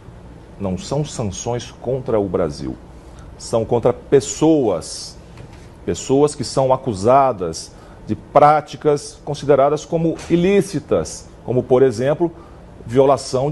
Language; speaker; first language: Portuguese; native; Portuguese